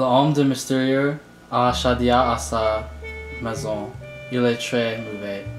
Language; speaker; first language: French; non-native, learner; English